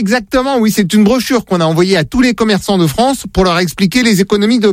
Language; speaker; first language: French; native; French